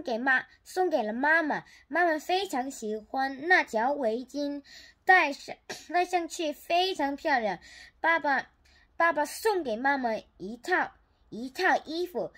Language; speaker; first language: Chinese; non-native, learner; Korean